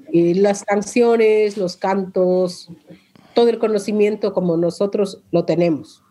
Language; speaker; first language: Spanish; non-native, local second language; Quechua